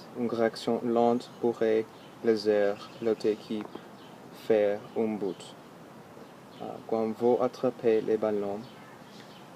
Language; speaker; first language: French; non-native, learner; English